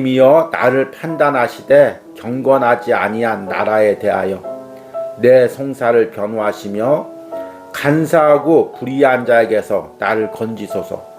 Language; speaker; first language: Korean; native; Korean